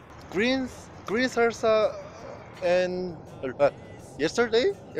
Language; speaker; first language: English; non-native, learner; Korean